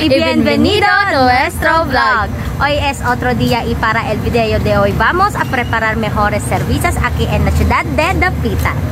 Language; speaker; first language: Spanish; non-native, learner; Cebuano